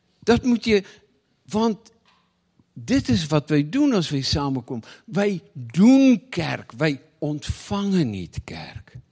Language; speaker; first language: Dutch; non-native, fluent; Afrikaans